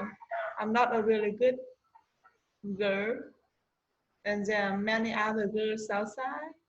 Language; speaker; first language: English; non-native, learner; Vietnamese